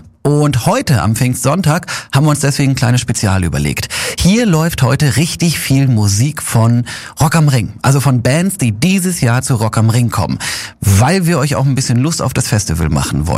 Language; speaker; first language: German; native; German